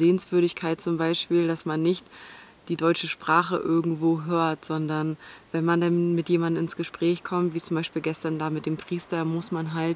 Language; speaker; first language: German; native; German